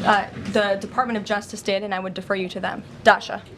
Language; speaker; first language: English; native; English